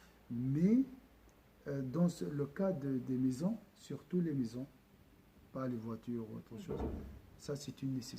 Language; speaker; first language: French; non-native, local second language; Arabic